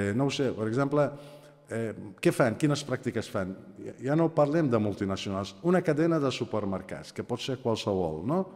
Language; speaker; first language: Catalan; non-native, fluent; Aramaic